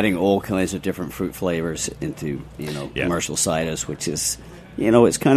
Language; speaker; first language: English; native; English